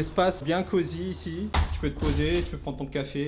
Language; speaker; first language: French; native; French